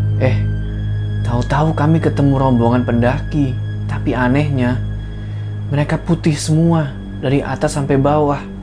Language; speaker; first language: Indonesian; native; Indonesian